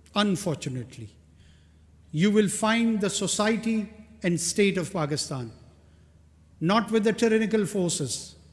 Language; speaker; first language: English; non-native, local second language; Pashto